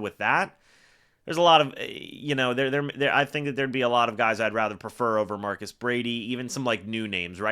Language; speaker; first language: English; native; English